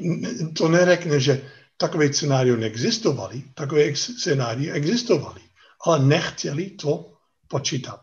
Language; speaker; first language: Czech; non-native, fluent; Dutch